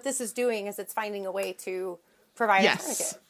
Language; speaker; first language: English; native; English